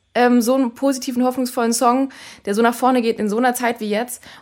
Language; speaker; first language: German; native; German